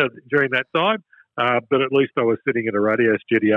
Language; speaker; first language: English; native; English